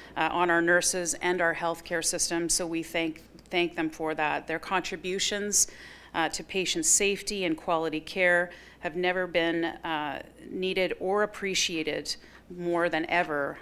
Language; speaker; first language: English; native; English